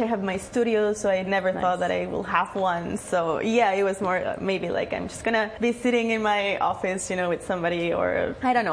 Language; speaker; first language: English; non-native, fluent; Spanish